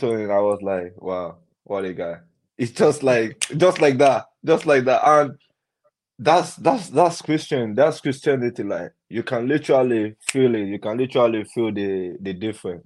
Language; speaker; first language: English; non-native, local second language; Yoruba